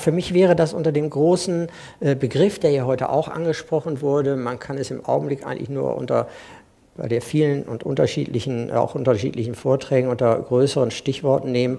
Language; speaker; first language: German; native; German